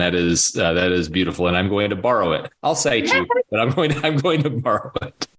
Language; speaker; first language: English; native; English